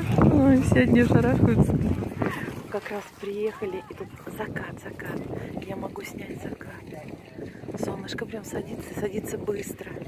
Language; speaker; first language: Russian; native; Russian